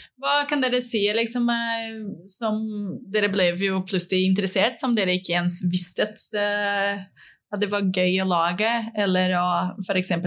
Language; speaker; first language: Norwegian; non-native, fluent; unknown